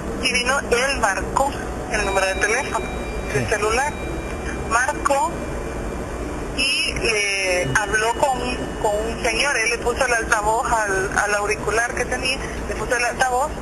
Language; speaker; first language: Spanish; native; Spanish